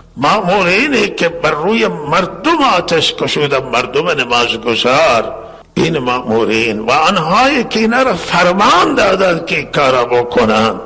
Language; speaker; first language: Persian; non-native, local second language; Baluchi